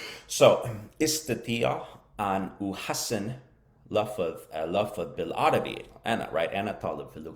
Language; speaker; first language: Arabic; non-native, learner; English